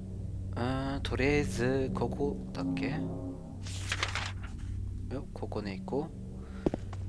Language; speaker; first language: Japanese; non-native, learner; German